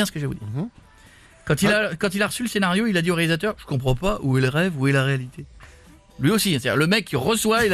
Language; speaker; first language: French; native; French